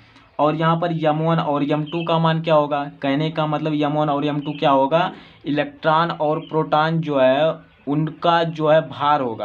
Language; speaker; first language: Hindi; native; Hindi